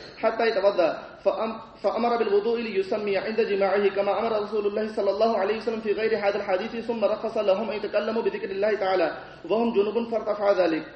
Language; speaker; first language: Arabic; non-native, fluent; Urdu